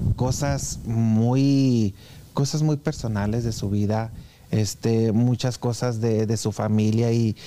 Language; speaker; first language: Spanish; native; Spanish